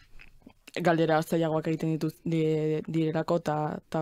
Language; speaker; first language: Basque; non-native, local second language; Spanish